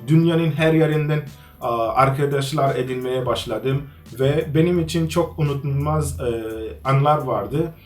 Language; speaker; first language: Turkish; non-native, fluent; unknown